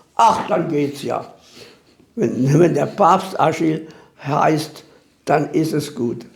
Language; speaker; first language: German; native; German